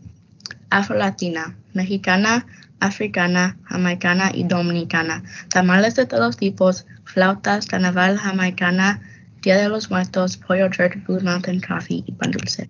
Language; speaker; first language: Spanish; early bilingual, heritage; Spanish